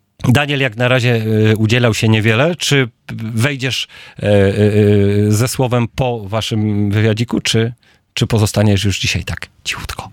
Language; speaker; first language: Polish; native; Polish